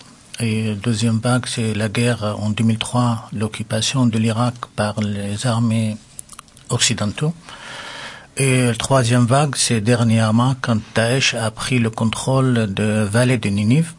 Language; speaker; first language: French; non-native, local second language; Arabic